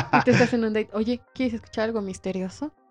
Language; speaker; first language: Spanish; native; Spanish